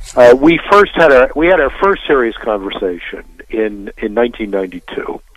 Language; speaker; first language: English; native; English